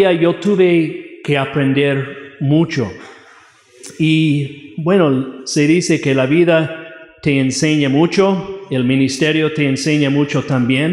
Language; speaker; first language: Spanish; non-native, fluent; English